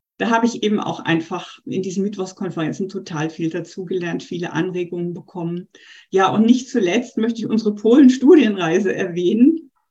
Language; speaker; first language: German; native; German